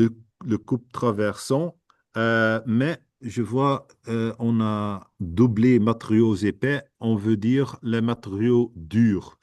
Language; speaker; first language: French; non-native, fluent; Dutch